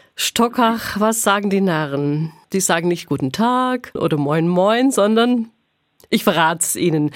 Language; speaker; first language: German; native; German